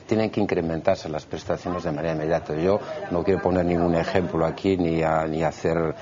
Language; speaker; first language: Spanish; native; Spanish